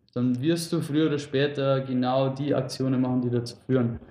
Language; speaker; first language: German; native; German